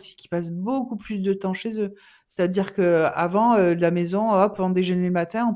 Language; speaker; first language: French; native; French